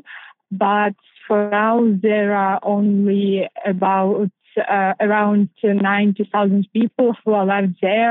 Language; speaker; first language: English; non-native, fluent; Ukrainian